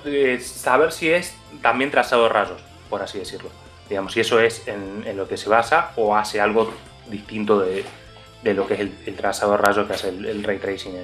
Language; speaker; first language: Spanish; native; Spanish